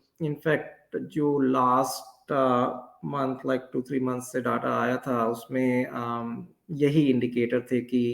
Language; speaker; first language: Hindi; native; Hindi